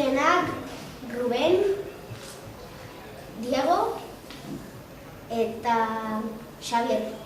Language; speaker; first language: Basque; non-native, local second language; Spanish